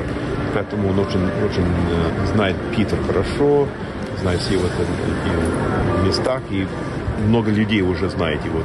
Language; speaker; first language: Russian; non-native, fluent; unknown